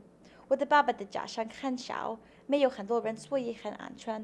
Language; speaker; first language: Chinese; non-native, learner; English